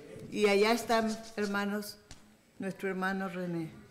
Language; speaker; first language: Spanish; native; Spanish